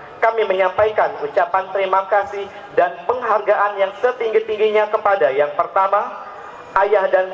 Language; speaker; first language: Indonesian; native; Indonesian